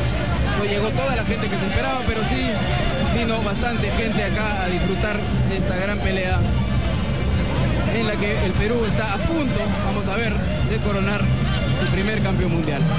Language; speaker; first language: Spanish; native; Spanish